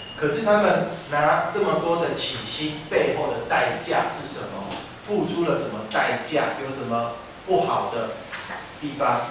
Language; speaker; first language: Chinese; native; Chinese